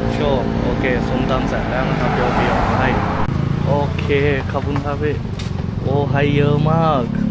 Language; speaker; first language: Thai; non-native, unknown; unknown